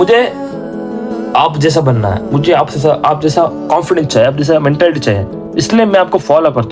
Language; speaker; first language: Hindi; non-native, local second language; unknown